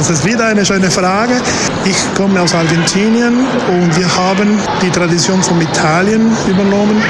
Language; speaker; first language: German; non-native, fluent; Spanish